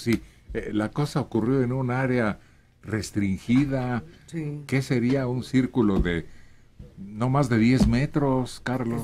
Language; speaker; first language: Spanish; native; Spanish